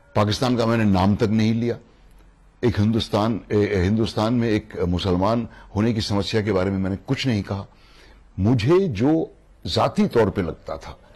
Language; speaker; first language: Hindi; native; Hindi